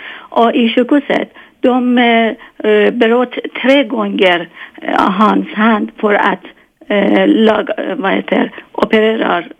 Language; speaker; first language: Swedish; non-native, learner; Persian